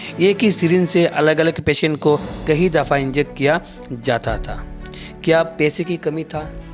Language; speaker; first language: Hindi; non-native, local second language; Bangla